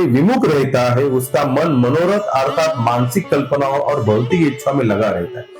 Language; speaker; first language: Hindi; non-native, local second language; Marathi